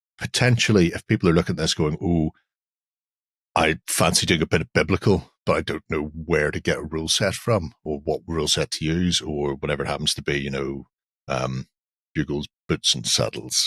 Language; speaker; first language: English; native; English